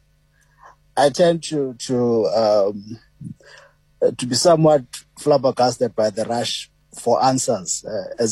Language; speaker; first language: English; non-native, local second language; Xhosa